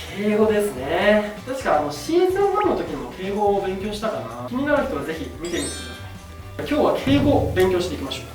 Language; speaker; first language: Japanese; native; Japanese